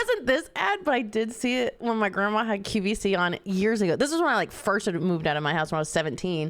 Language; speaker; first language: English; native; English